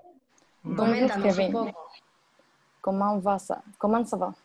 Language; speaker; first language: French; non-native, learner; Spanish